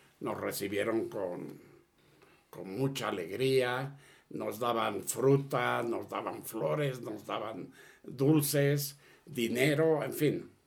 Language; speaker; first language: Spanish; early bilingual, other home language; Catalan